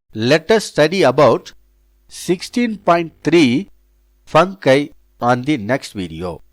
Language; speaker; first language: English; non-native, local second language; Tamil